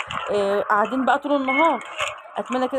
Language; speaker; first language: Arabic; native; Arabic